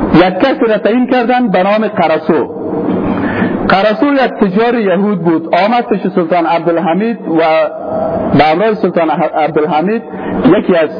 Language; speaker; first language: Persian; native; Persian